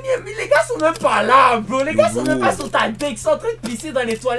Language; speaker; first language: French; native; French